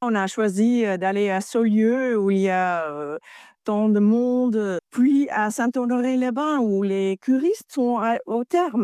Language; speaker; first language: French; non-native, fluent; Dutch